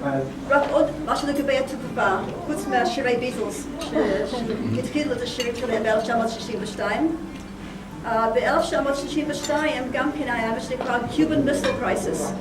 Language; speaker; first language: Hebrew; non-native, fluent; English